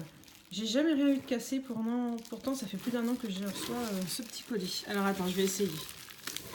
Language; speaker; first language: French; native; French